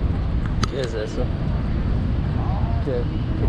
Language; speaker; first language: Spanish; non-native, learner; Swedish